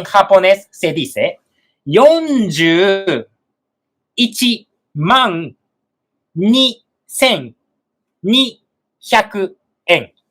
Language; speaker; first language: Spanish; non-native, fluent; Japanese